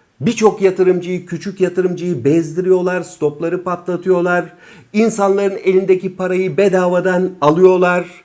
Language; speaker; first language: Turkish; native; Turkish